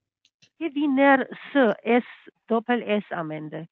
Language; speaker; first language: German; non-native, fluent; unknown